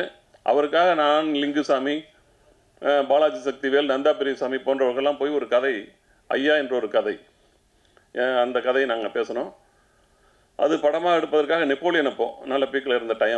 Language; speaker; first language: Tamil; native; Tamil